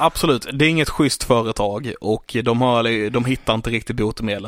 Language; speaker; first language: Swedish; native; Swedish